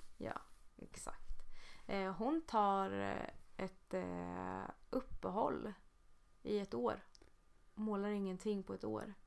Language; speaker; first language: Swedish; native; Swedish